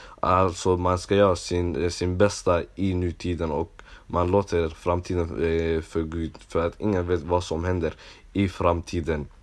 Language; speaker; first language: Swedish; non-native, local second language; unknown